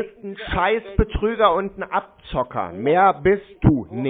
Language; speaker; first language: German; native; German